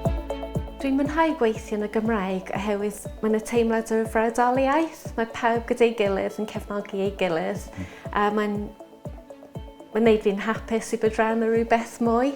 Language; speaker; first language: Welsh; non-native, fluent; English